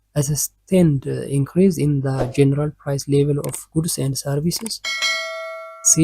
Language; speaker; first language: English; non-native, local second language; Amharic